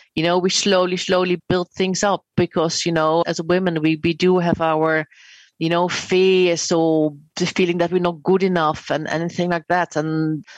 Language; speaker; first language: English; non-native, fluent; Dutch